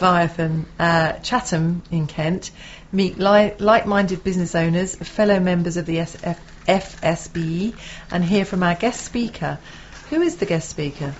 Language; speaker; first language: English; native; English